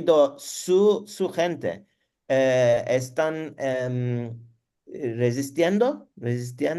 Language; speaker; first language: Spanish; non-native, learner; Turkish